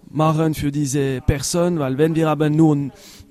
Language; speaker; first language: German; non-native, local second language; French